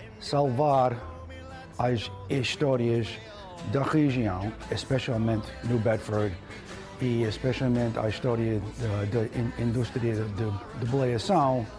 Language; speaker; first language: Portuguese; non-native, learner; English